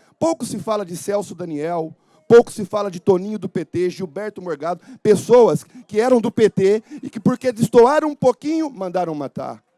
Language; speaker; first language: Portuguese; native; Portuguese